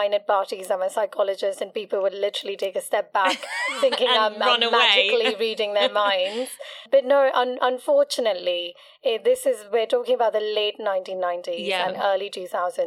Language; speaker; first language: English; non-native, local second language; Kachhi